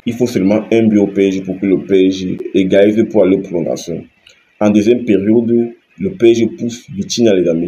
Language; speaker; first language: French; native; French